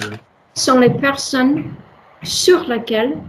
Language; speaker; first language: French; non-native, learner; English